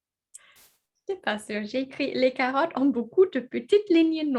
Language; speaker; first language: French; non-native, learner; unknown